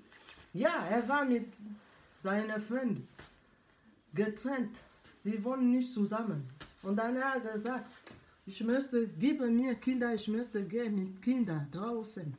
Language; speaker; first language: German; non-native, learner; French